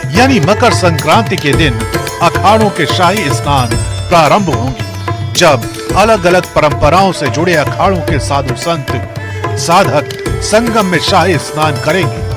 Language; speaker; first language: Hindi; native; Hindi